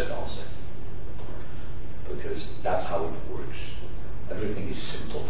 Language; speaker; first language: English; non-native, fluent; Persian